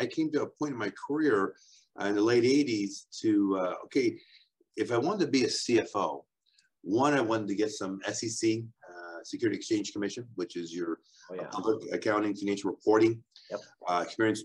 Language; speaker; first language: English; native; English